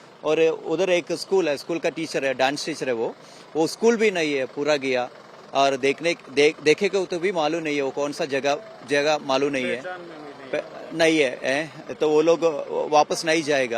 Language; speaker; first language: Hindi; non-native, local second language; Malayalam